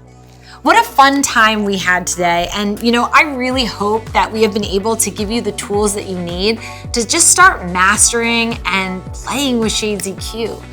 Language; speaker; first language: English; native; English